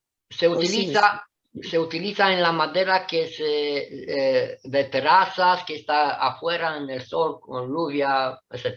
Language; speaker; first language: Spanish; non-native, fluent; Italian